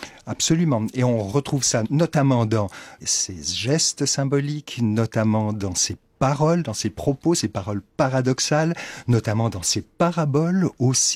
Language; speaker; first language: French; native; French